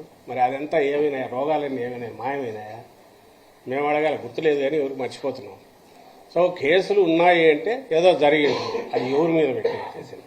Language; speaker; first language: Telugu; native; Telugu